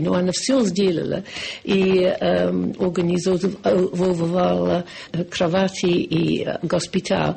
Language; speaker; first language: Russian; non-native, learner; English